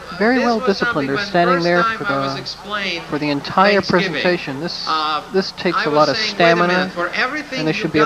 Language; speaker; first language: English; native; English